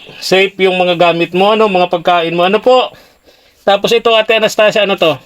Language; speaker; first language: Filipino; native; Filipino